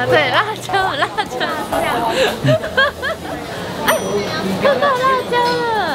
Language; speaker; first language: Chinese; non-native, fluent; Japanese